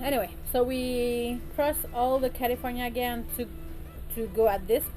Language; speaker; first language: English; non-native, learner; French